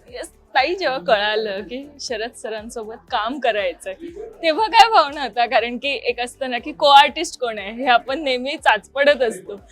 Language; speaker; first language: Marathi; native; Marathi